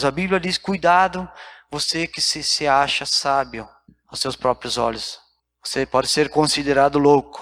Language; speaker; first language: Portuguese; native; Portuguese